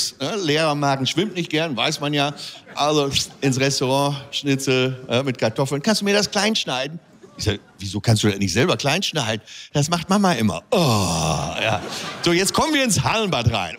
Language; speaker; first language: German; native; German